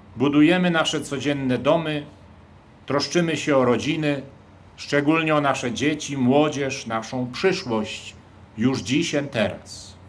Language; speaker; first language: Polish; native; Polish